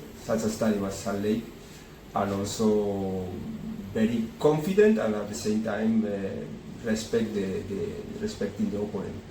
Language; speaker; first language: English; non-native, learner; Spanish